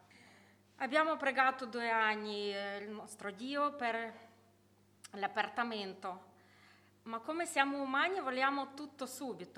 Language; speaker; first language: Italian; non-native, learner; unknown